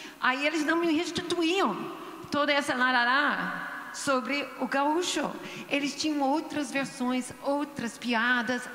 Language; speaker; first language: Portuguese; non-native, fluent; English